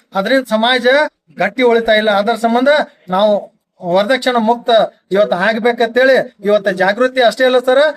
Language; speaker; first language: Kannada; non-native, local second language; Lambadi